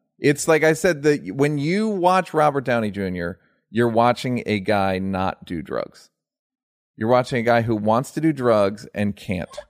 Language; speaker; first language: English; native; English